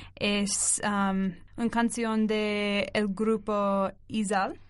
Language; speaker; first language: Spanish; non-native, learner; English